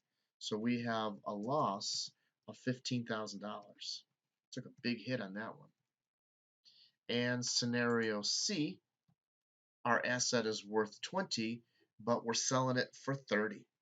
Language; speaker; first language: English; native; English